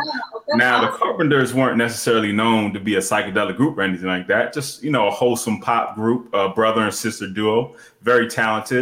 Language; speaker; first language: English; native; English